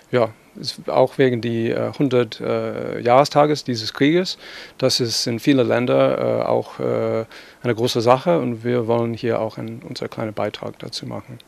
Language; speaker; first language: German; non-native, fluent; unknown